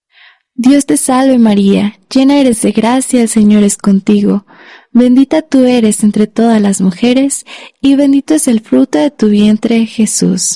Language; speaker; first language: Spanish; native; Spanish